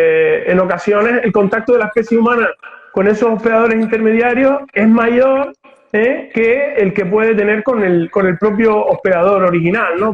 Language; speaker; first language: Spanish; native; Spanish